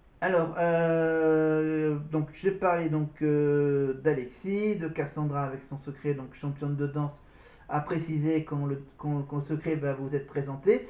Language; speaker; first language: French; native; French